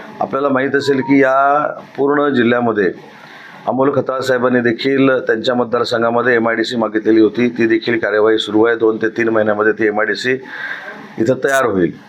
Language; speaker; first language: Marathi; native; Marathi